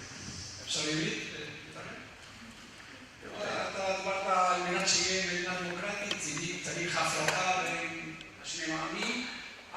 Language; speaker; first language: Hebrew; non-native, fluent; Spanish